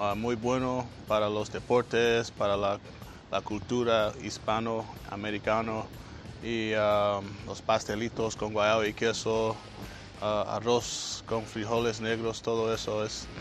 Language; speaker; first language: Spanish; non-native, learner; English